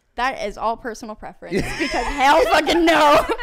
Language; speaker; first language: English; native; English